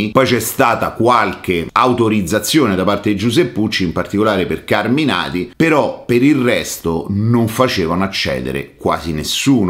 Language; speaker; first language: Italian; native; Italian